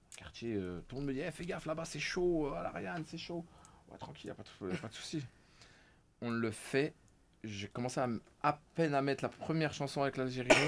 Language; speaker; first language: French; native; French